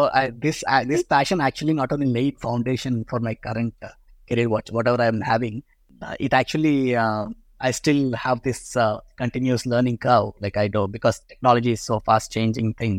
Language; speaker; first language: English; non-native, local second language; Telugu